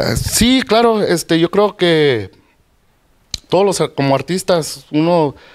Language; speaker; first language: Spanish; early bilingual, heritage; Spanish